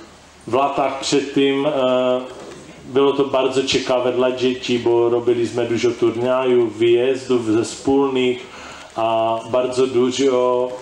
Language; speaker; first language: Polish; non-native, learner; Czech